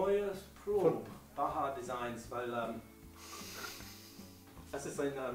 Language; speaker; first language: German; non-native, learner; English